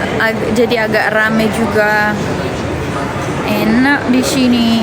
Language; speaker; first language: Indonesian; non-native, learner; Turkish